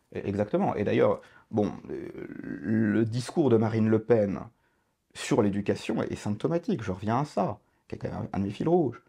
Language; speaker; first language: French; native; French